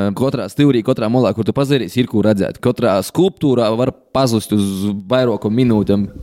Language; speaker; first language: Latvian; native; Latvian